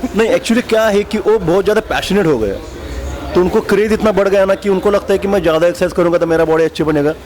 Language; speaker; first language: Hindi; non-native, local second language; Marathi